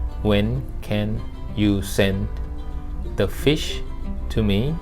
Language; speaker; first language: English; non-native, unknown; Thai